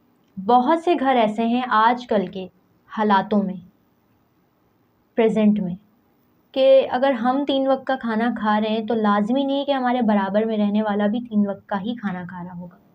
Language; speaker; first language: Urdu; native; Urdu